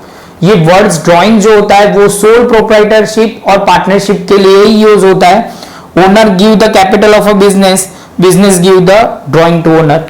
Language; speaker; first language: Hindi; non-native, local second language; Gujarati